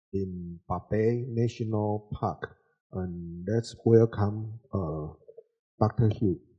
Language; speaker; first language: English; non-native, learner; Chinese